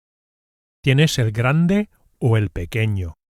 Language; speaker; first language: Spanish; non-native, fluent; English